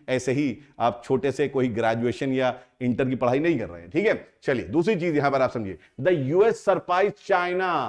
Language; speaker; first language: Hindi; native; Hindi